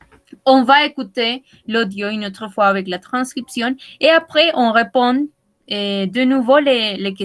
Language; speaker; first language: French; non-native, learner; Spanish